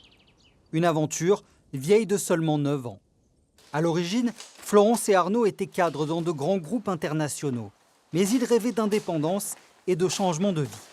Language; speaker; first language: French; native; French